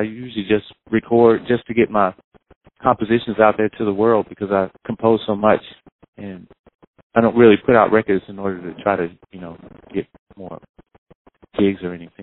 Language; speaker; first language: English; native; English